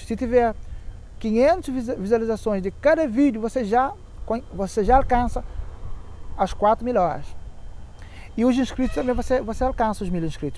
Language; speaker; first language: Portuguese; non-native, local second language; Kabuverdianu